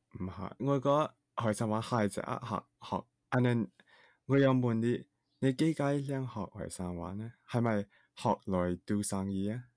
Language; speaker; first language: Cantonese; early bilingual, heritage; Cantonese